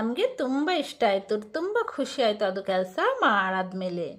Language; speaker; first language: Kannada; non-native, local second language; Urdu